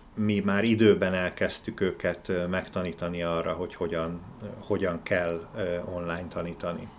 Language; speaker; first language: Hungarian; native; Hungarian